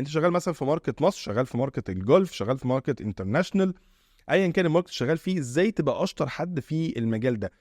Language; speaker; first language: Arabic; native; Arabic